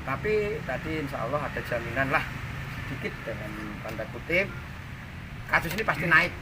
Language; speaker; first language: Indonesian; non-native, local second language; Javanese